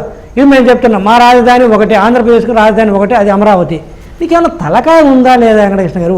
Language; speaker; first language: Telugu; native; Telugu